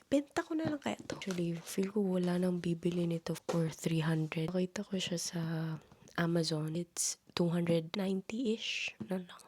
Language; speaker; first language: Filipino; non-native, local second language; Cebuano